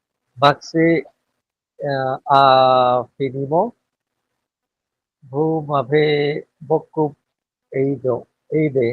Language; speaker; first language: French; non-native, learner; Bangla